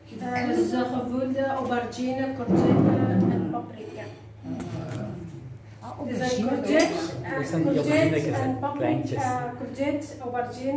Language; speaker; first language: Dutch; non-native, learner; Kurdish